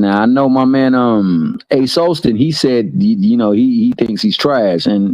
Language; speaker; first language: English; native; English